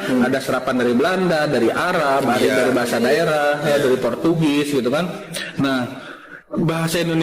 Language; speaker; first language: Indonesian; native; Indonesian